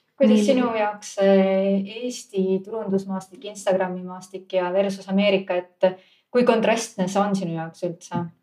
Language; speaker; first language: Estonian; native; Estonian